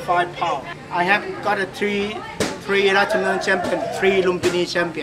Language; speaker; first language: English; non-native, learner; Thai